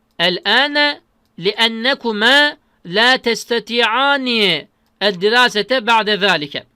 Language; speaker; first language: Arabic; non-native, fluent; Turkish